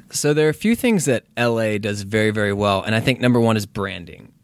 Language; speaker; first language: English; native; English